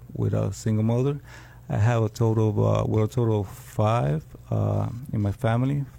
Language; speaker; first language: English; early bilingual, other home language; Spanish